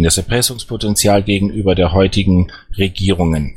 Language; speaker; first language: German; native; German